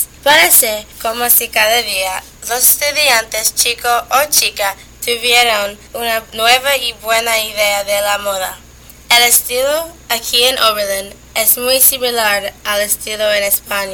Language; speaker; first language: Spanish; non-native, learner; English